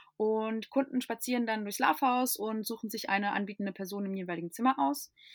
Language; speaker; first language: German; non-native, fluent; English